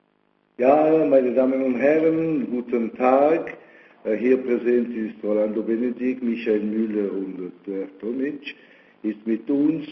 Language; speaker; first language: German; non-native, fluent; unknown